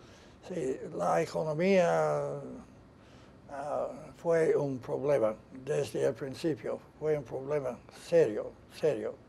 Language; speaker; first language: Spanish; non-native, fluent; English